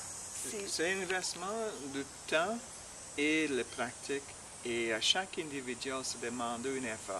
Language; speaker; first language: French; non-native, learner; English